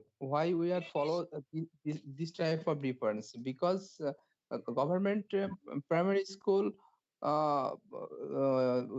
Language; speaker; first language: English; non-native, learner; Bangla